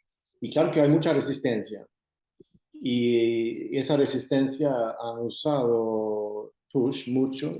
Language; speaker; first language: Spanish; non-native, fluent; Swedish